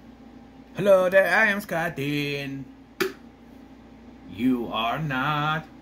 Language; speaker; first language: English; native; English